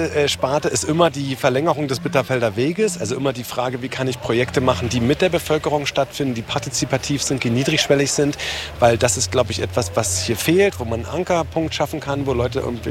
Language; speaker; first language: German; native; German